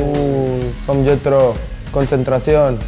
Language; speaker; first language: German; non-native, learner; Spanish